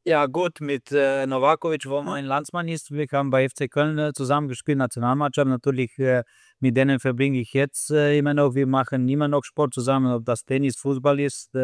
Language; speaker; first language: German; non-native, fluent; Slovenian